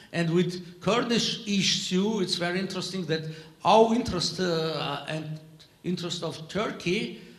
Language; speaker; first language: English; non-native, fluent; Armenian